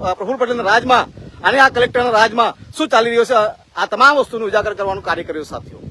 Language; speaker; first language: Gujarati; non-native, local second language; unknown